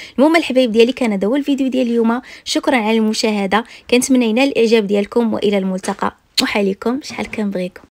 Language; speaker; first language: Arabic; native; Arabic